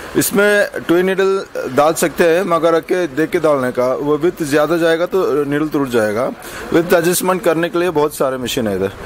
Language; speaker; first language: Hindi; non-native, local second language; Tamil